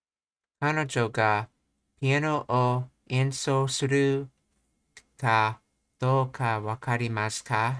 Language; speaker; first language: Japanese; non-native, learner; English